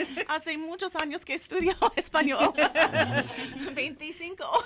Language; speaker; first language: Spanish; non-native, fluent; English